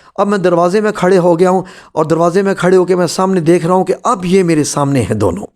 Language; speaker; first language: Urdu; non-native, local second language; Punjabi